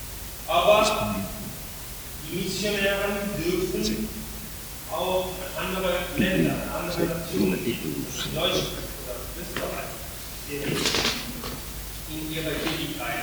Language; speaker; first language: German; non-native, fluent; Italian